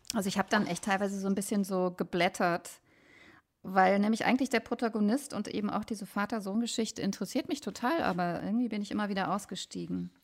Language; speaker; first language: German; native; German